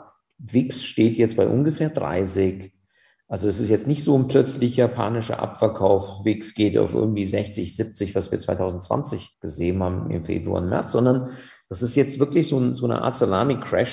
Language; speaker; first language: German; native; German